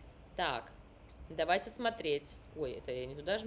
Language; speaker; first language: Russian; native; Russian